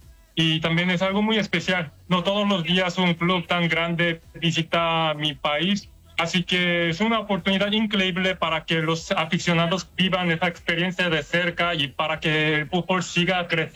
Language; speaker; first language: Spanish; non-native, fluent; Korean